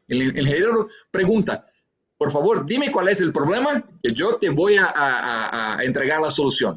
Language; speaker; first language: Spanish; non-native, fluent; Portuguese